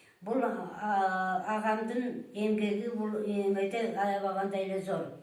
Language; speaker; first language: Kyrgyz; native; Kyrgyz